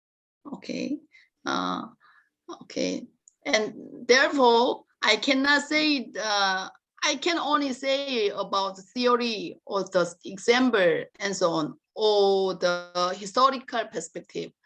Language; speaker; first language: English; non-native, learner; Korean